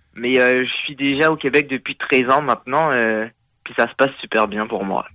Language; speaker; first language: French; native; French